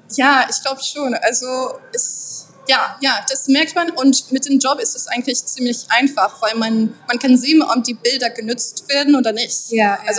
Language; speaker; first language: German; non-native, fluent; French